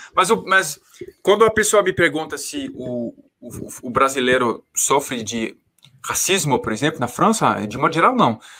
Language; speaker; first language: Portuguese; non-native, fluent; French